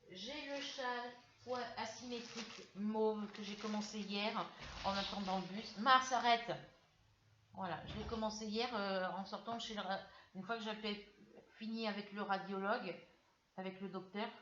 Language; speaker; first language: French; native; French